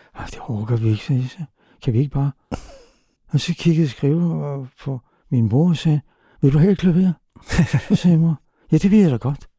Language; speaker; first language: Danish; native; Danish